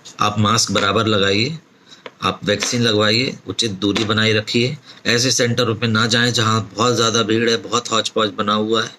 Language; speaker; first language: Hindi; native; Hindi